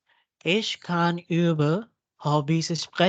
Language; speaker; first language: German; non-native, fluent; Urdu